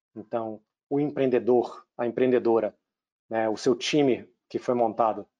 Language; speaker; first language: Portuguese; native; Portuguese